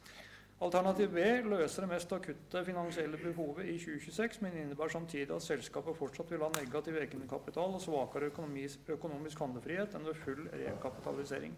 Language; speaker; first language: Norwegian; native; Norwegian